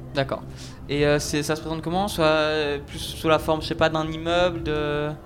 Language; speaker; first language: French; native; French